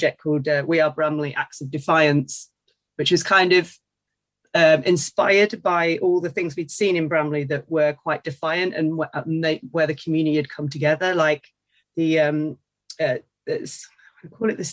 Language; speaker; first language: English; native; English